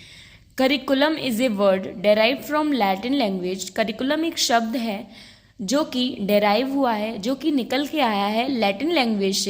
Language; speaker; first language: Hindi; native; Hindi